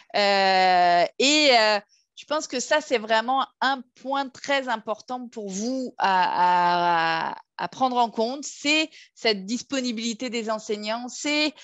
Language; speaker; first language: French; native; French